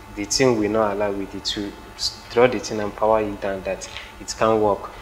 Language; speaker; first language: English; non-native, local second language; Igbo